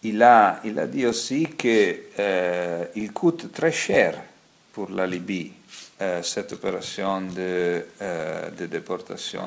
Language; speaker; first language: French; non-native, fluent; Italian